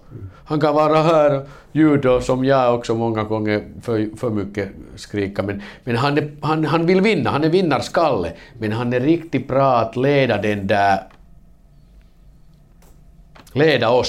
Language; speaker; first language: Swedish; non-native, learner; Finnish